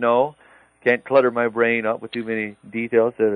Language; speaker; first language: English; native; English